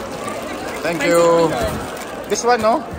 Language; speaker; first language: English; non-native, learner; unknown